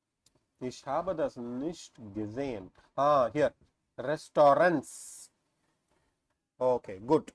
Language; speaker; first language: German; non-native, learner; Tamil